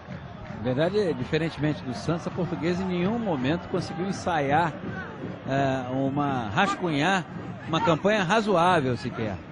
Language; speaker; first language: Portuguese; native; Portuguese